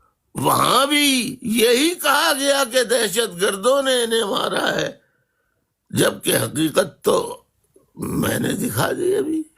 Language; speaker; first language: Urdu; native; Urdu